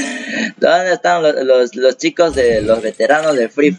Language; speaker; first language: Spanish; native; Spanish